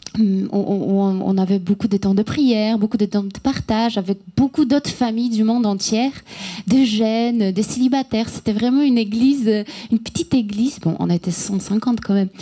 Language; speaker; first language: French; non-native, fluent; Polish